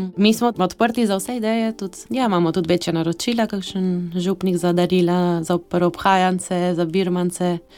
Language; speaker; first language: Slovenian; early bilingual, heritage; Slovenian